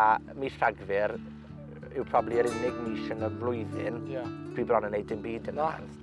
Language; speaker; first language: Welsh; native; Welsh